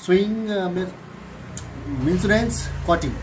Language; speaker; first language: English; non-native, learner; Nepali